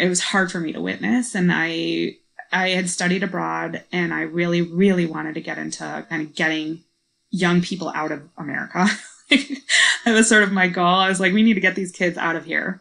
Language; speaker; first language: English; native; English